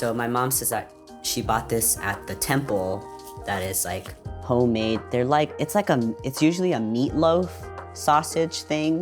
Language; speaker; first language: English; early bilingual, other home language; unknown